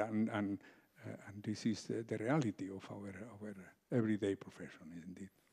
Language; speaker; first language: English; non-native, fluent; Spanish